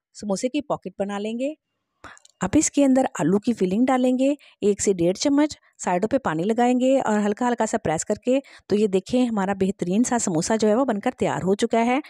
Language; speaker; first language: Hindi; native; Hindi